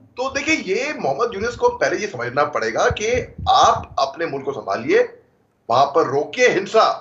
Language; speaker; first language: Hindi; native; Hindi